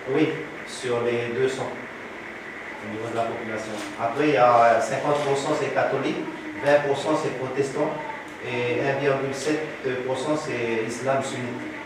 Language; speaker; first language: French; native; French